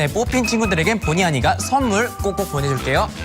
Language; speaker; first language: Korean; native; Korean